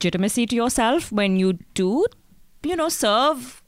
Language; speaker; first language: English; non-native, local second language; Urdu